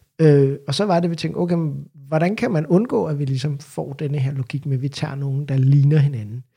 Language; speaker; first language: Danish; native; Danish